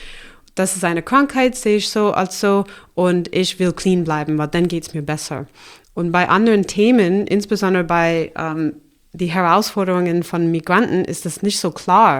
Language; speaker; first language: German; non-native, fluent; English